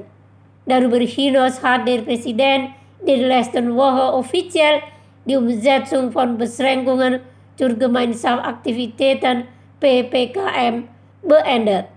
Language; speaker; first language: German; non-native, fluent; Indonesian